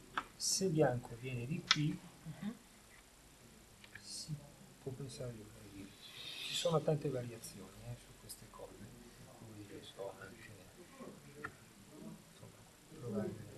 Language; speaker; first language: Italian; native; Italian